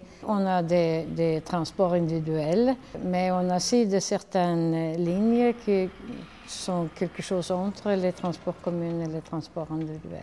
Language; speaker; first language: French; non-native, fluent; Swedish